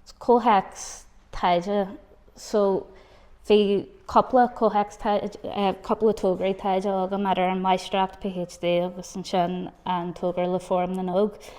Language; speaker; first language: Irish; non-native, local second language; English